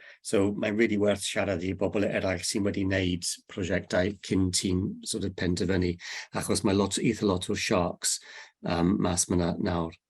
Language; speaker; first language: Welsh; non-native, learner; English